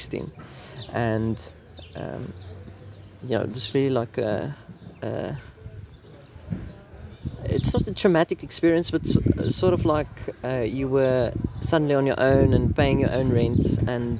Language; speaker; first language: English; non-native, local second language; Afrikaans